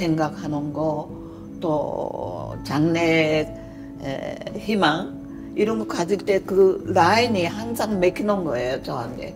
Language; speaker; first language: Korean; early bilingual, heritage; Korean